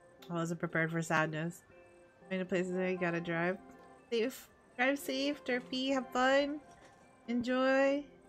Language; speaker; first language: English; native; English